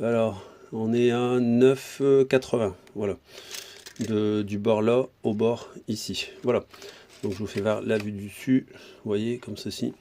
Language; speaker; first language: French; native; French